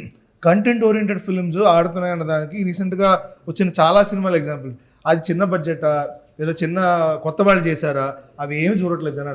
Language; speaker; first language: Telugu; native; Telugu